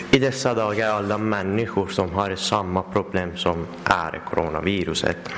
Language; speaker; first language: Swedish; non-native, learner; Persian